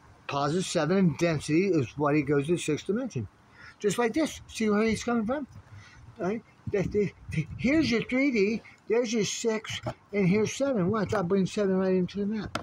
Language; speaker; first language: English; native; English